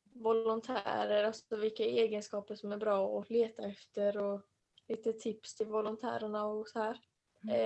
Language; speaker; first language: Swedish; native; Swedish